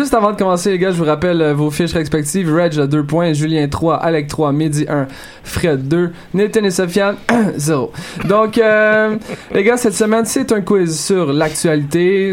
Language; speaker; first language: French; native; French